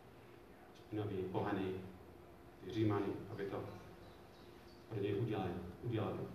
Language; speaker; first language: Czech; non-native, fluent; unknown